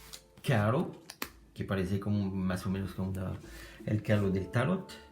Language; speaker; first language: Spanish; non-native, learner; French